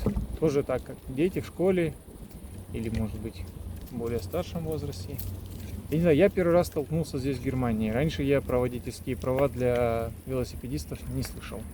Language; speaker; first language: Russian; native; Russian